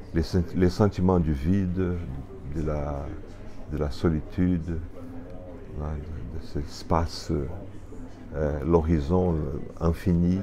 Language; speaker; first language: French; non-native, fluent; Portuguese